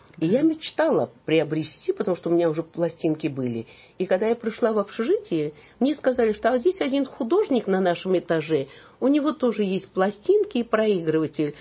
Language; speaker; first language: Russian; non-native, local second language; Armenian